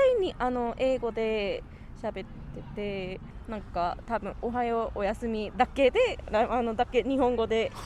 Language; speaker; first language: Japanese; non-native, learner; English